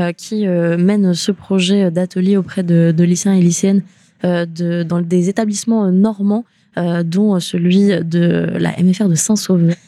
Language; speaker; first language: French; native; French